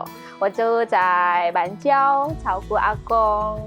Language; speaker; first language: Chinese; non-native, learner; Indonesian